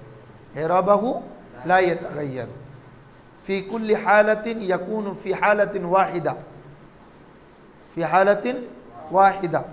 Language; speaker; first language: Arabic; non-native, fluent; Bangla